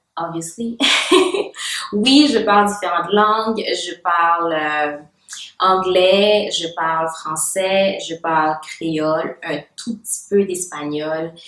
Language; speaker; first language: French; non-native, local second language; Haitian Creole